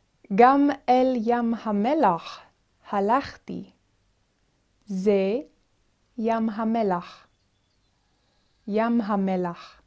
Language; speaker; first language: Hebrew; non-native, fluent; English